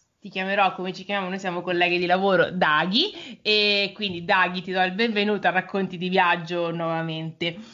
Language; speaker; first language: Italian; native; Italian